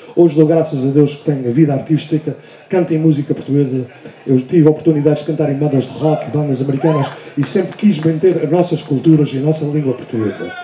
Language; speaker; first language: Portuguese; early bilingual, heritage; Portuguese